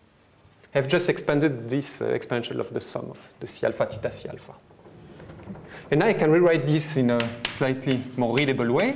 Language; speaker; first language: English; non-native, fluent; French